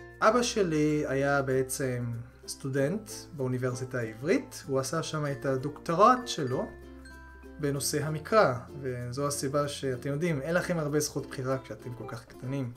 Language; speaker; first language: Hebrew; early bilingual, other home language; Korean